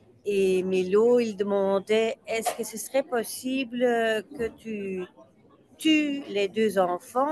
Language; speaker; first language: French; non-native, local second language; Dutch